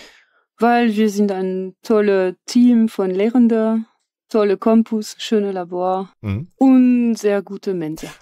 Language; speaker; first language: German; non-native, fluent; French